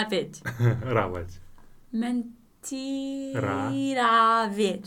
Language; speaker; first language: Russian; non-native, learner; English